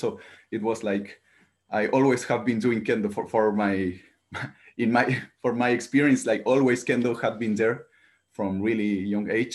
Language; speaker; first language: English; non-native, learner; Spanish